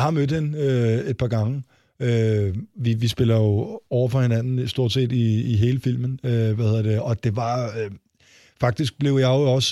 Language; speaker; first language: Danish; native; Danish